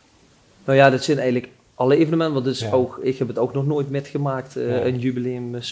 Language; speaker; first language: Dutch; native; Dutch